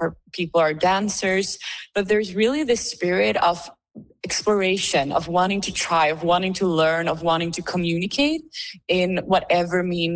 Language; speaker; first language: English; non-native, fluent; Swedish